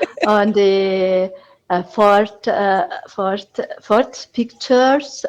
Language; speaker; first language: English; non-native, learner; Hungarian